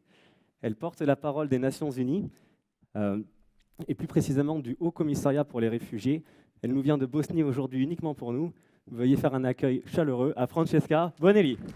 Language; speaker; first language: French; native; French